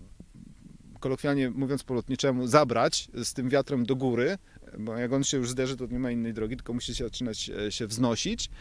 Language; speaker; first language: Polish; native; Polish